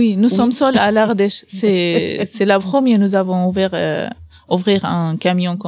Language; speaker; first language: French; non-native, learner; Arabic